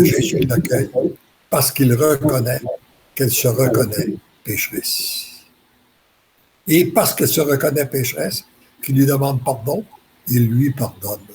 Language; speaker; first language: French; native; French